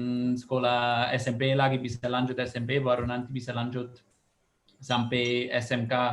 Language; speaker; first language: Indonesian; non-native, fluent; Swiss German